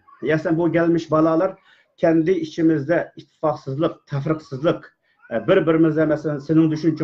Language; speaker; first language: Turkish; non-native, learner; Uyghur